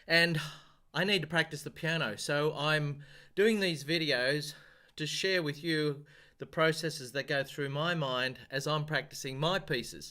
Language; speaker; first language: English; native; English